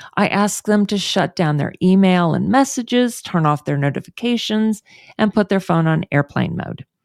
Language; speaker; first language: English; native; English